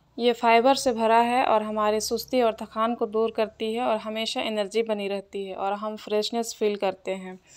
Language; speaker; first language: Hindi; native; Hindi